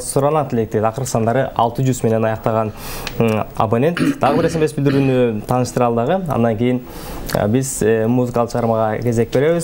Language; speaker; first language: Kyrgyz; native; Kyrgyz